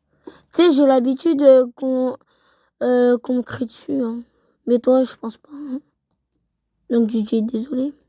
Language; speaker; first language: French; native; French